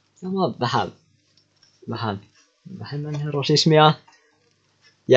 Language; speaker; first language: Finnish; native; Finnish